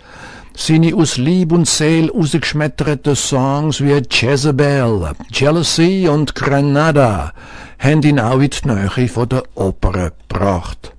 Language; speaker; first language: German; native; German